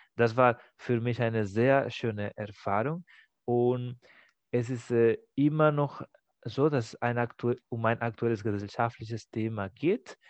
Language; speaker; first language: German; non-native, fluent; Spanish